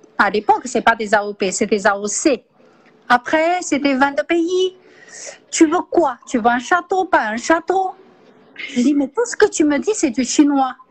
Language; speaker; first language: French; non-native, fluent; Chinese